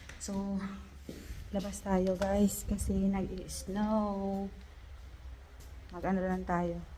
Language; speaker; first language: Filipino; native; Filipino